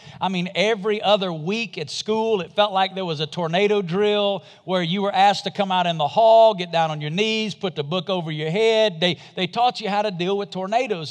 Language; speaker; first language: English; native; English